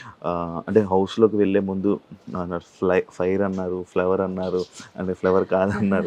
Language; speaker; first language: Telugu; native; Telugu